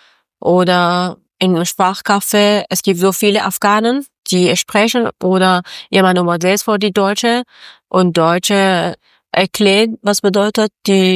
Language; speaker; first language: German; non-native, learner; Persian